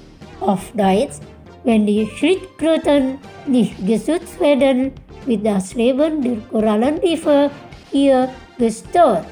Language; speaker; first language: German; non-native, fluent; Indonesian